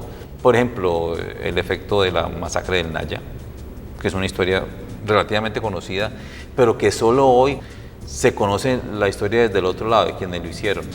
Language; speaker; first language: Spanish; native; Spanish